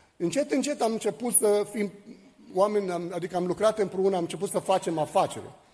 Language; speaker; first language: Romanian; non-native, fluent; Arabic